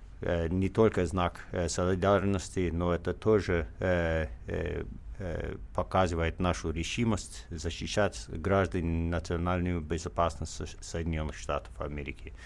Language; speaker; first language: Russian; non-native, fluent; English